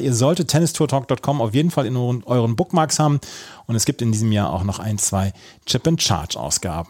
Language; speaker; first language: German; native; German